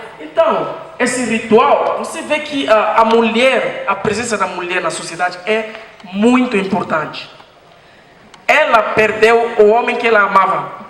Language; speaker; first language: Portuguese; non-native, fluent; French